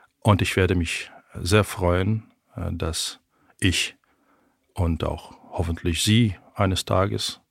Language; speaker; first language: German; non-native, fluent; Ukrainian